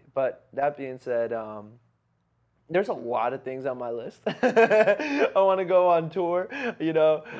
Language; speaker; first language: English; early bilingual, other home language; Hindi